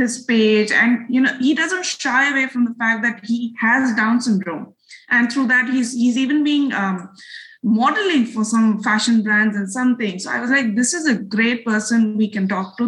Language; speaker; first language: English; non-native, local second language; Bangla